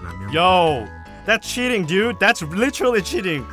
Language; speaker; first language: English; non-native, fluent; Korean